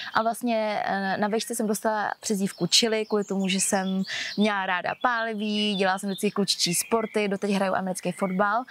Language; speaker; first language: Czech; early bilingual, other home language; Vietnamese